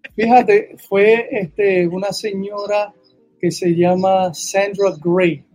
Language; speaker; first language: Spanish; early bilingual, heritage; Spanish